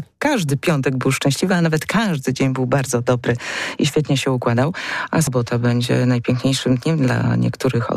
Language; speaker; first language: Polish; native; Polish